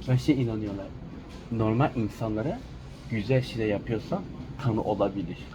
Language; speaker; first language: Turkish; non-native, learner; Chinese